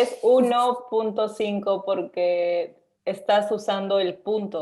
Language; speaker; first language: Spanish; non-native, learner; English